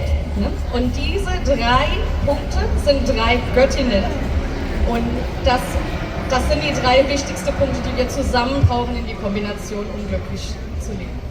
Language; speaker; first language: German; non-native, fluent; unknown